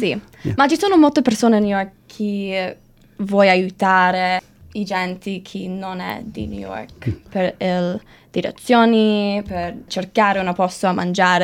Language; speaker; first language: Italian; non-native, learner; English